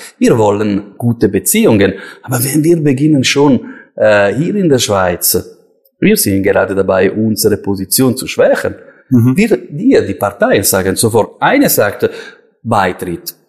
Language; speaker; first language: German; non-native, local second language; Italian